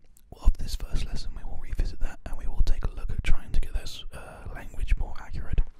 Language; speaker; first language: English; native; English